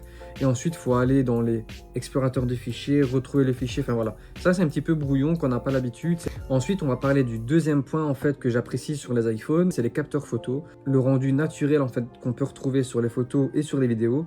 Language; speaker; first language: French; native; French